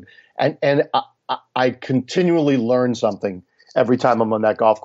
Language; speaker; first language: English; native; English